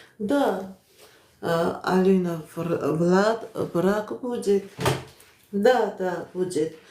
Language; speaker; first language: Russian; non-native, fluent; Armenian